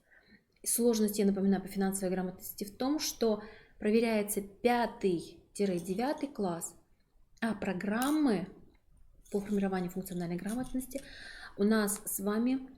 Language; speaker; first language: Russian; native; Russian